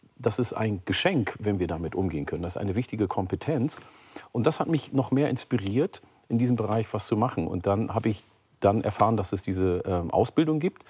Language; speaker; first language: German; early bilingual, other home language; Oromo